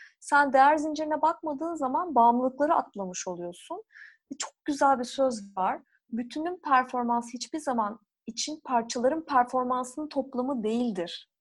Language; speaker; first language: Turkish; native; Turkish